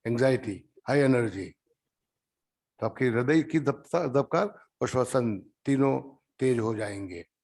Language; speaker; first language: Hindi; non-native, local second language; Gujarati